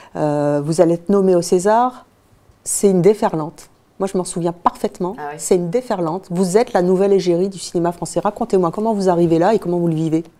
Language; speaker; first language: French; native; French